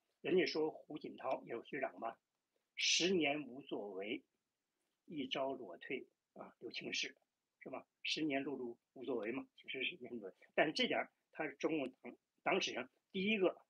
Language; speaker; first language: Chinese; native; Chinese